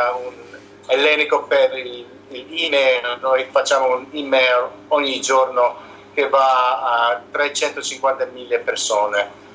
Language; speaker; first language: Italian; non-native, learner; English